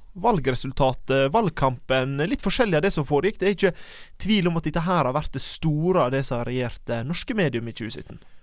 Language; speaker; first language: Norwegian; native; Norwegian